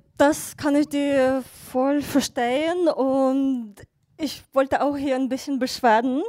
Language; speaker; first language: German; non-native, fluent; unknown